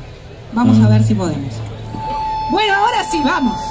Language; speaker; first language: Spanish; native; Spanish